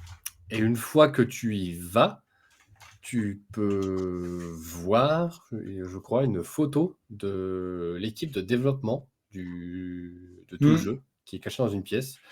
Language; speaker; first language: French; native; French